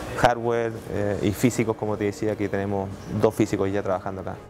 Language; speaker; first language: Spanish; native; Spanish